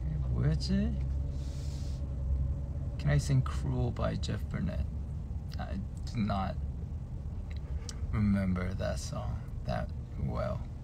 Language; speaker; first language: English; early bilingual, other home language; Korean